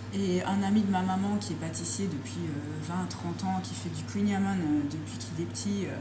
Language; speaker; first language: French; native; French